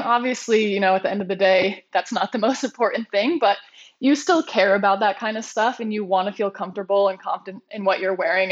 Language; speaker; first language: English; native; English